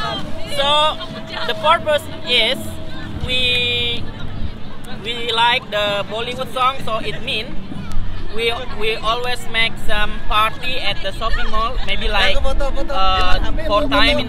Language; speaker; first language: English; non-native, learner; Indonesian